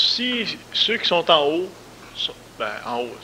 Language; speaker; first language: French; native; French